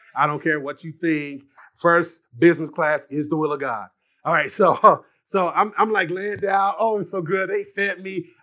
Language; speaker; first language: English; native; English